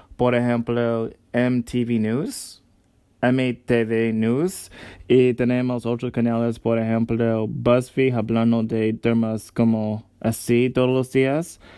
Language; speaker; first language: Spanish; non-native, learner; English